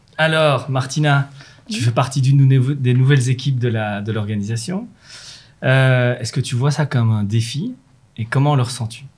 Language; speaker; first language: French; native; French